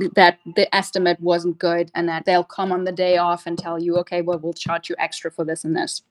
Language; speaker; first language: English; non-native, fluent; German